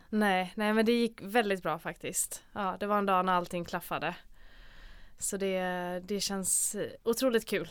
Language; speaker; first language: Swedish; native; Swedish